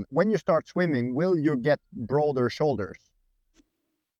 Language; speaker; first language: English; non-native, fluent; Swedish